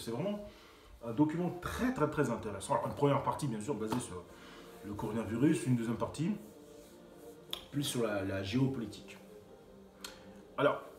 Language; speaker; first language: French; native; French